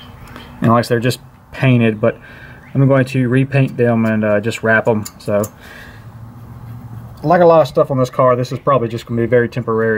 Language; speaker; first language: English; native; English